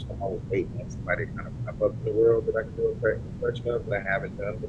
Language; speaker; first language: English; native; English